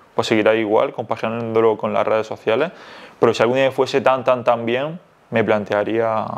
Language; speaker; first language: Spanish; native; Spanish